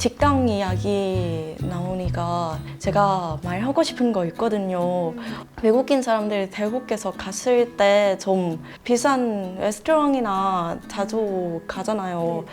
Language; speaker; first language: Korean; non-native, fluent; Thai